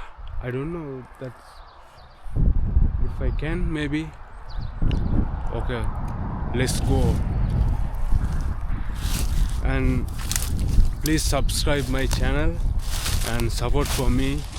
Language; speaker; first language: English; non-native, learner; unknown